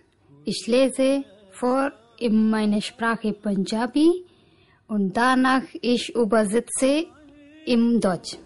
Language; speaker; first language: German; non-native, learner; Punjabi